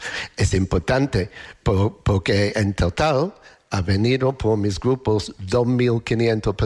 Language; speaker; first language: Spanish; non-native, learner; English